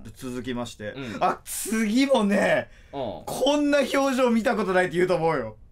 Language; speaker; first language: Japanese; native; Japanese